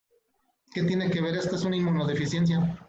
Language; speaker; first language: Spanish; native; Spanish